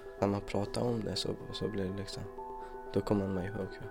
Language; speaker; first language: Swedish; non-native, fluent; Persian